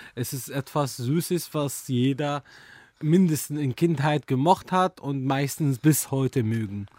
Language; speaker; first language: German; non-native, fluent; Arabic